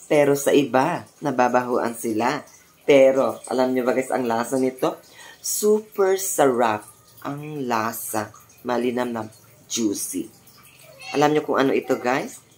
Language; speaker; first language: Filipino; non-native, local second language; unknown